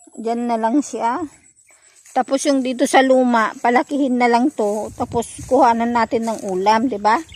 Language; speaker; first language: Filipino; non-native, local second language; Iloko